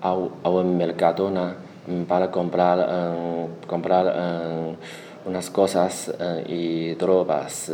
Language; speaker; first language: Spanish; non-native, learner; Chinese